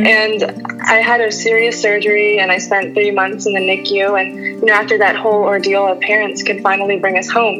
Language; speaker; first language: English; native; English